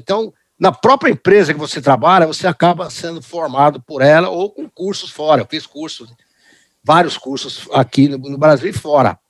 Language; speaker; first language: Portuguese; early bilingual, other home language; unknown